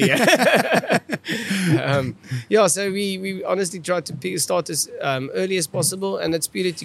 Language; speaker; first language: English; non-native, local second language; Afrikaans